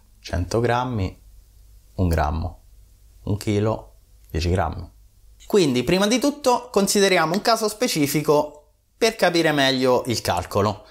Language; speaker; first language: Italian; native; Italian